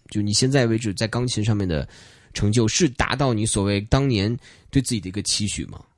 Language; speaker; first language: Chinese; native; Chinese